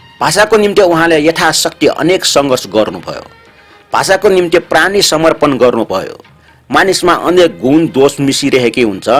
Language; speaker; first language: Nepali; non-native, local second language; Newari